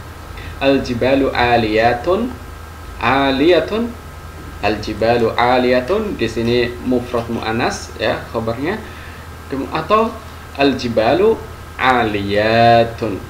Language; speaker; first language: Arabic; non-native, fluent; Indonesian